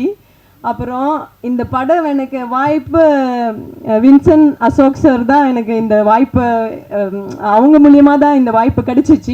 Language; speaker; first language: Tamil; non-native, learner; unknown